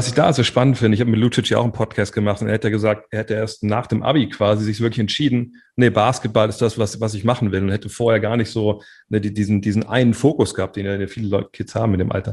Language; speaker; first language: German; native; German